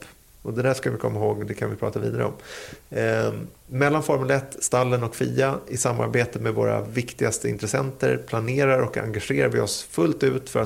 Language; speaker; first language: Swedish; native; Swedish